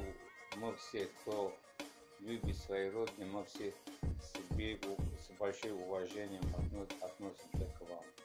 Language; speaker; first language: Russian; non-native, fluent; Azerbaijani